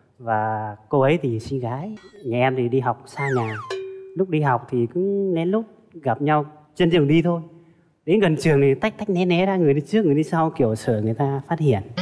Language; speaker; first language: Vietnamese; non-native, local second language; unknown